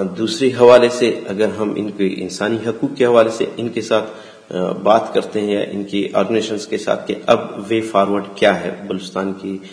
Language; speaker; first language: Urdu; non-native, local second language; Baluchi